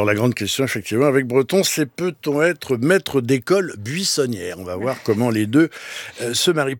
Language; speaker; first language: French; native; French